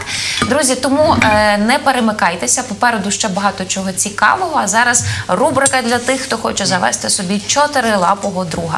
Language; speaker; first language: Ukrainian; native; Ukrainian